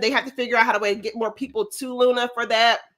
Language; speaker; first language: English; native; English